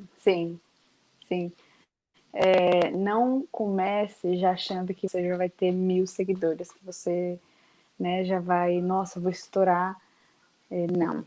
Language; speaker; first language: Portuguese; native; Portuguese